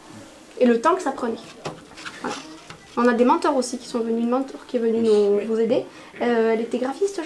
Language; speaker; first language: French; native; French